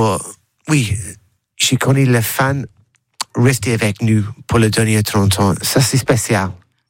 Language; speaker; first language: French; non-native, learner; English